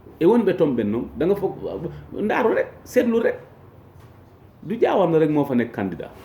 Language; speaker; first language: Wolof; non-native, local second language; Fula